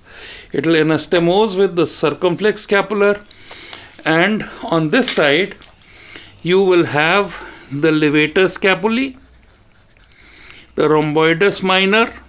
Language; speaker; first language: English; non-native, local second language; Hindi